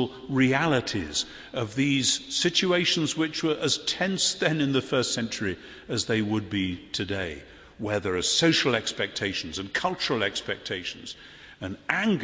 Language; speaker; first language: English; native; English